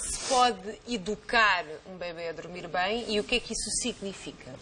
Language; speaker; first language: Portuguese; native; Portuguese